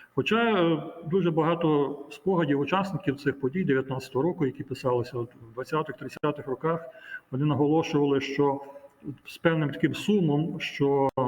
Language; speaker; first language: Ukrainian; native; Ukrainian